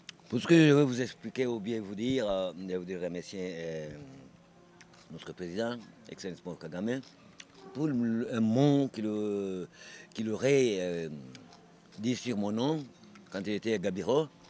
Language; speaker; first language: French; non-native, local second language; Kinyarwanda